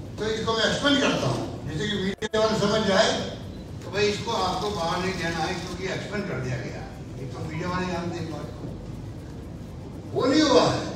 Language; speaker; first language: Hindi; native; Hindi